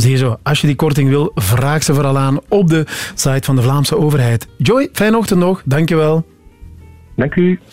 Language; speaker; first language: Dutch; native; Dutch